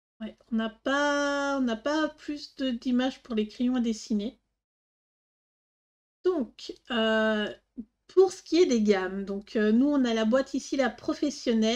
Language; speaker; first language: French; native; French